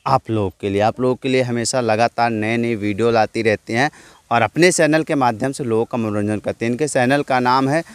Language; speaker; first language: Hindi; native; Hindi